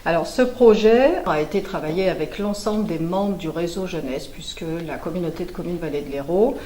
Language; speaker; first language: French; native; French